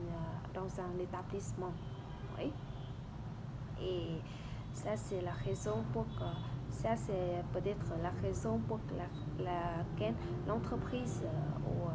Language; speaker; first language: French; non-native, learner; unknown